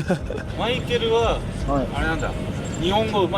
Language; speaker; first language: Japanese; native; Japanese